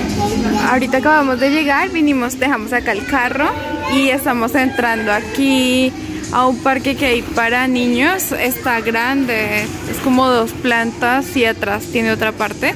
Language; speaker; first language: Spanish; native; Spanish